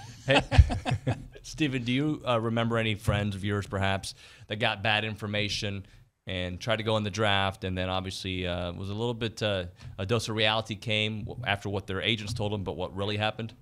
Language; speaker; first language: English; native; English